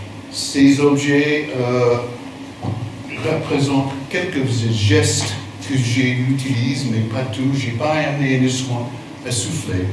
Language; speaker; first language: French; non-native, fluent; English